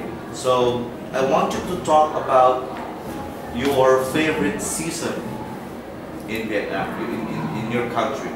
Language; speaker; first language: English; non-native, fluent; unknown